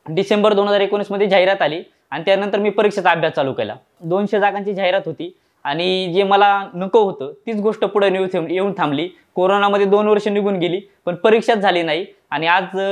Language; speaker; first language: Marathi; native; Marathi